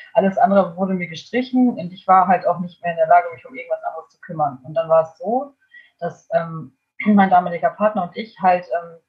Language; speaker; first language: German; native; German